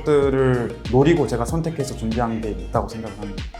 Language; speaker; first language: Korean; native; Korean